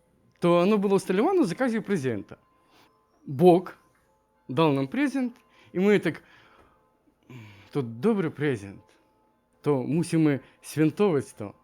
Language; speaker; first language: Ukrainian; non-native, learner; Russian